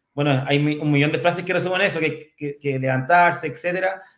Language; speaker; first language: Spanish; native; Spanish